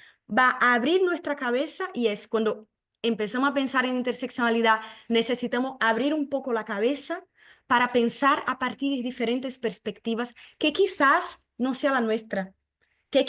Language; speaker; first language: Spanish; non-native, fluent; Portuguese